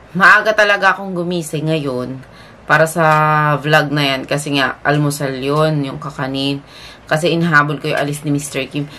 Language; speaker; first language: Filipino; native; Filipino